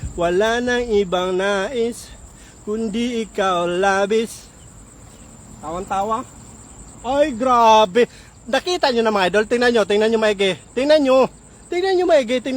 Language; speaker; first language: Filipino; non-native, local second language; Waray